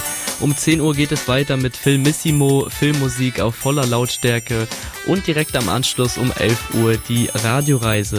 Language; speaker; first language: German; native; German